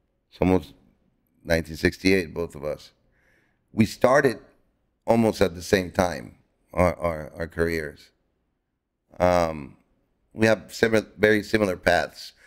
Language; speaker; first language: English; non-native, fluent; Spanish